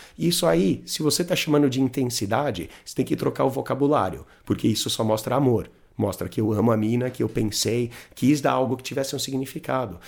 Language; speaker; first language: Portuguese; non-native, fluent; English